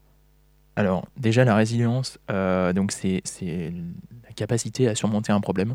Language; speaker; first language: French; native; French